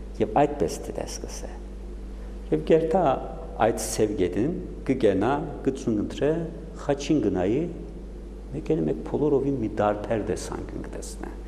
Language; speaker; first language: Armenian; early bilingual, heritage; Armenian